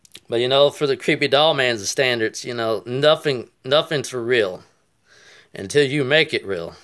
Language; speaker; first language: English; native; English